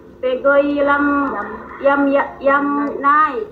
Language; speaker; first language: Cantonese; non-native, learner; Indonesian